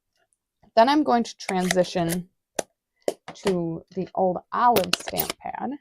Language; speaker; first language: English; native; English